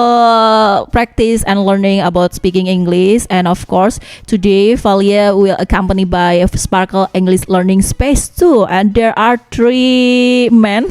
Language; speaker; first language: English; non-native, learner; Indonesian